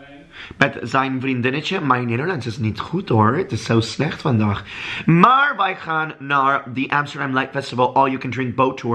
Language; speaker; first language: Dutch; non-native, learner; English